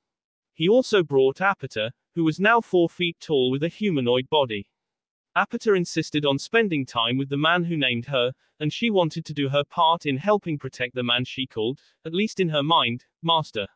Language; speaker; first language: English; native; English